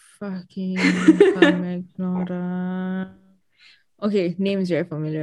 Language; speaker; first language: English; native; English